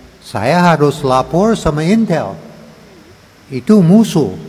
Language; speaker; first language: Indonesian; non-native, learner; English